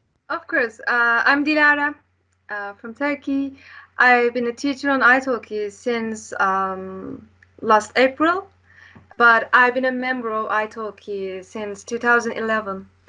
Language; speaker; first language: English; non-native, fluent; Turkish